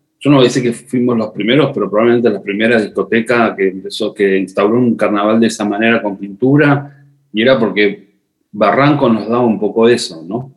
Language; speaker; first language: Spanish; native; Spanish